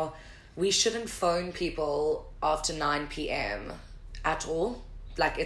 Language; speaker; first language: English; native; English